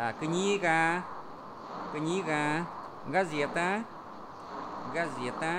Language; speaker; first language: Russian; non-native, fluent; Vietnamese